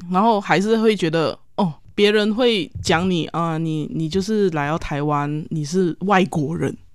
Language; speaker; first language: Chinese; native; Chinese